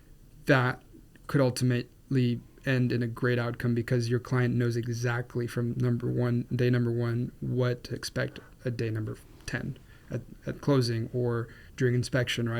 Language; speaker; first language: English; non-native, fluent; Spanish